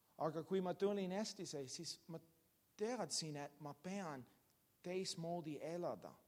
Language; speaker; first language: Estonian; non-native, learner; English